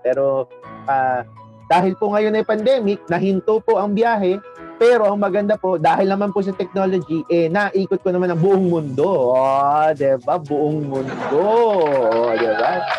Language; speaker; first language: Filipino; non-native, local second language; Pangasinan